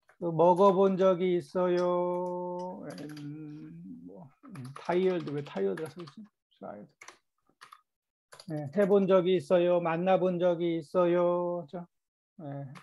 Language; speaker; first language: Korean; native; Korean